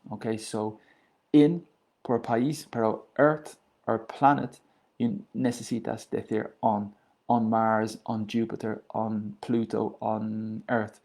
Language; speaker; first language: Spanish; non-native, learner; English